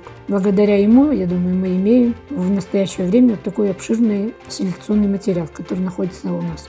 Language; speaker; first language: Russian; native; Russian